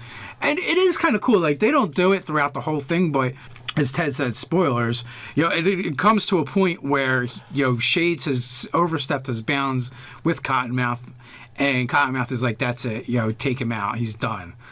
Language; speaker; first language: English; native; English